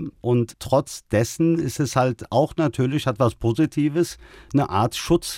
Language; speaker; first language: German; early bilingual, other home language; Turkish